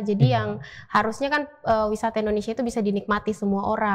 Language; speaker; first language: Indonesian; native; Indonesian